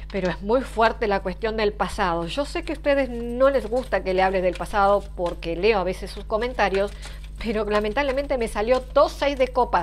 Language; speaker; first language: Spanish; native; Spanish